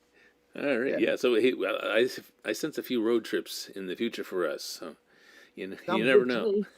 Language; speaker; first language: English; native; English